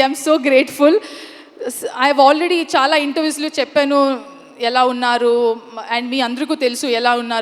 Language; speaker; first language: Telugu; non-native, learner; Kannada